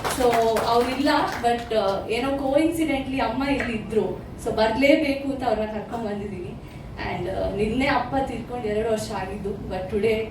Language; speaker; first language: Kannada; non-native, local second language; Tulu